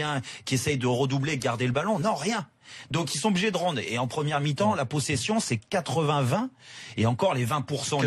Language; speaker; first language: French; native; French